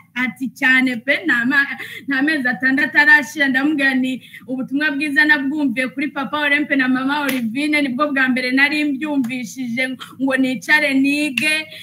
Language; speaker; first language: Kinyarwanda; early bilingual, heritage; Kinyarwanda